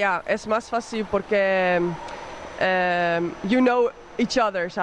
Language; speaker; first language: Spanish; non-native, learner; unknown